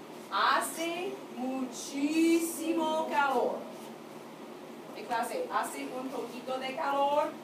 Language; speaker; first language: Spanish; non-native, fluent; English